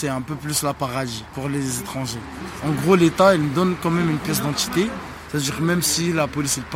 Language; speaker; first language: French; non-native, local second language; Arabic